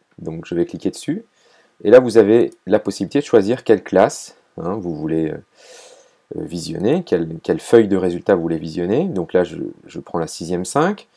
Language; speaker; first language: French; native; French